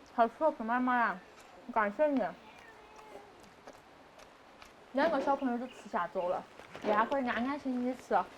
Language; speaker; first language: Chinese; native; Chinese